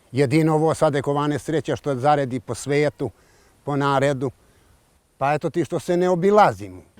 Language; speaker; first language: Bosnian; native; Bosnian